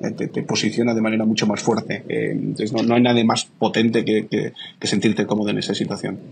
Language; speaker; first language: Spanish; native; Spanish